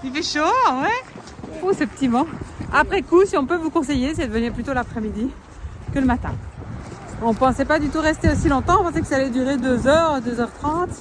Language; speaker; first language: French; native; French